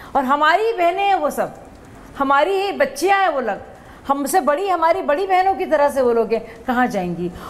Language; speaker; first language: Hindi; native; Hindi